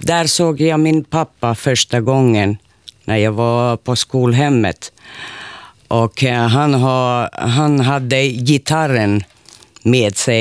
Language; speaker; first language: Swedish; non-native, local second language; Finnish